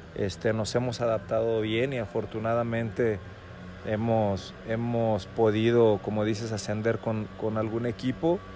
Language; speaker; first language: Spanish; native; Spanish